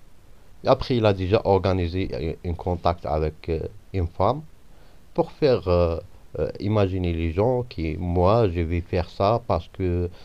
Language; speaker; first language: French; non-native, fluent; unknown